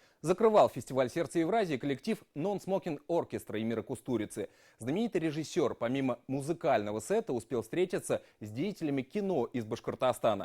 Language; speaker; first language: Russian; native; Russian